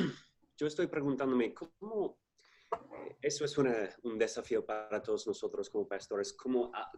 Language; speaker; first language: Spanish; non-native, fluent; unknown